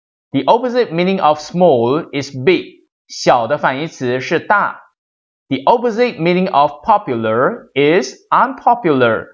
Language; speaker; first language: English; non-native, local second language; Chinese